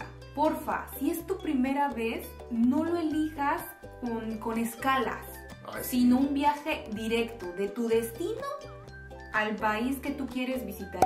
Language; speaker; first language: Spanish; native; Spanish